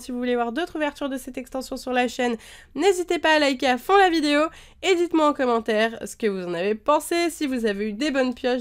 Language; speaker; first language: French; native; French